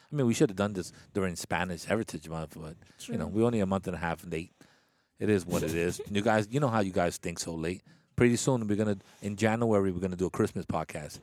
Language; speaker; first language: English; early bilingual, other home language; Spanish